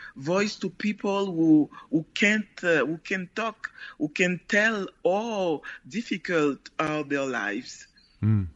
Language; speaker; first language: English; non-native, learner; Haitian Creole